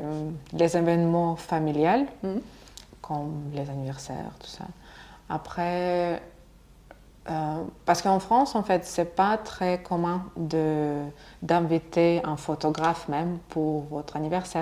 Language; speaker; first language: French; non-native, fluent; Russian